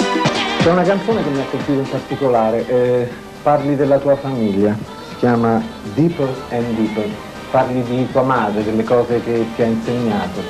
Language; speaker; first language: Italian; native; Italian